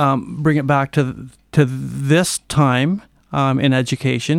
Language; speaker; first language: English; native; English